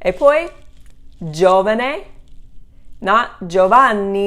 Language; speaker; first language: Italian; non-native, fluent; English